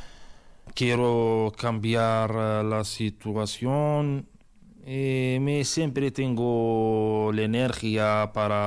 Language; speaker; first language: Spanish; non-native, learner; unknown